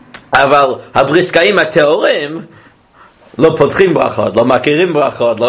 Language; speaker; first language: Hebrew; non-native, fluent; English